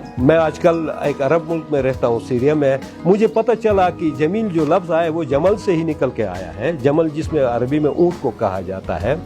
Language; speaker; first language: Urdu; non-native, local second language; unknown